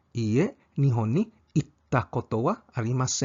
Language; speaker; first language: Japanese; non-native, fluent; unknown